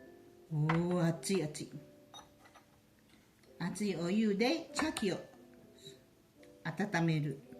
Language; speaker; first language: Japanese; non-native, fluent; Chinese